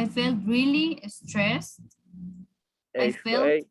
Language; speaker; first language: English; non-native, fluent; Spanish